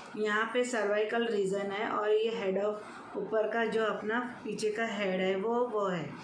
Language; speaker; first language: Hindi; non-native, local second language; Gujarati